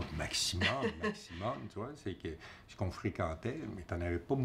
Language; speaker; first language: French; native; French